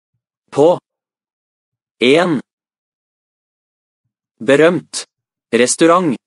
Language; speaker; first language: Norwegian; non-native, learner; Amharic